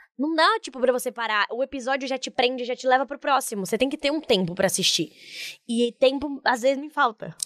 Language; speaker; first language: Portuguese; native; Portuguese